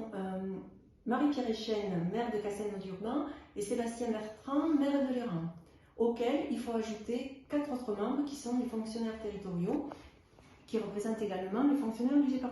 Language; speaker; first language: French; native; French